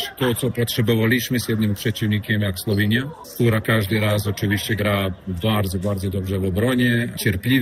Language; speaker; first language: Polish; non-native, fluent; Serbian